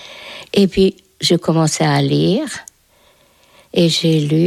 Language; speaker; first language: French; non-native, fluent; Hungarian